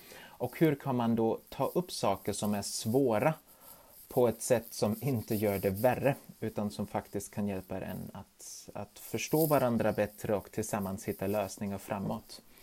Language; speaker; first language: Swedish; non-native, fluent; German